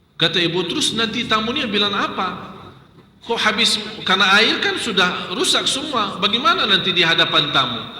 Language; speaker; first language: Malay; non-native, fluent; Arabic